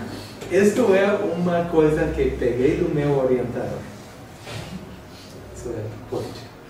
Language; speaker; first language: Portuguese; non-native, fluent; English